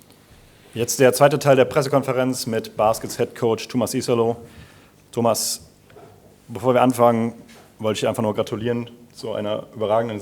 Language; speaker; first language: German; native; German